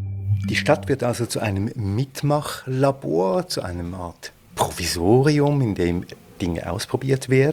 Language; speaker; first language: German; native; German